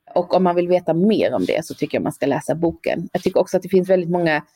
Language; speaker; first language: Swedish; native; Swedish